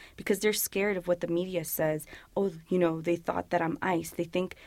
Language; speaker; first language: English; early bilingual, other home language; Spanish